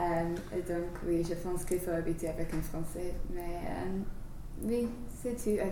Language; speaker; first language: French; non-native, learner; English